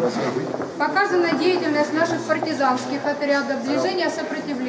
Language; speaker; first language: Russian; native; Russian